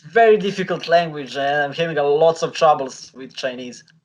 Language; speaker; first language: English; non-native, fluent; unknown